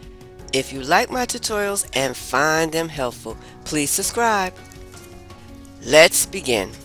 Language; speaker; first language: English; native; English